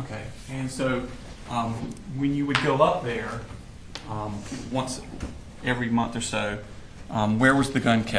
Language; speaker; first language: English; native; English